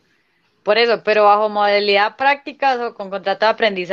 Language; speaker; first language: Spanish; native; Spanish